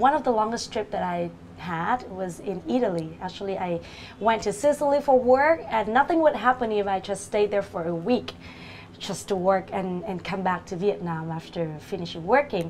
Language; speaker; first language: English; non-native, fluent; Vietnamese